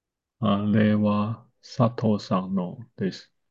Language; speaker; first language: Japanese; non-native, learner; Chinese